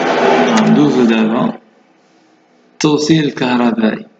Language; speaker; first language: Arabic; native; Arabic